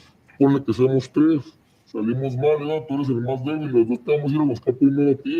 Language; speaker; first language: Spanish; native; Spanish